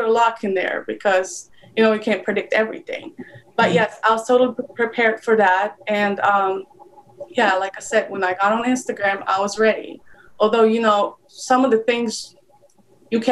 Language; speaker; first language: English; non-native, fluent; Polish